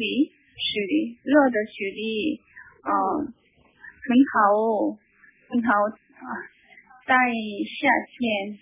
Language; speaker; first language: Chinese; non-native, learner; Korean